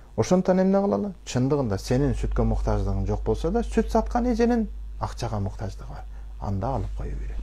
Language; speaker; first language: Kyrgyz; early bilingual, heritage; Kyrgyz